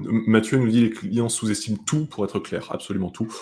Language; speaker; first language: French; native; French